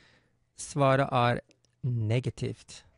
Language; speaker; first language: Norwegian; non-native, fluent; English